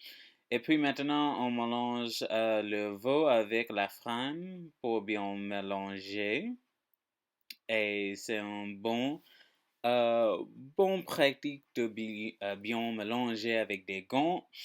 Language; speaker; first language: French; non-native, learner; English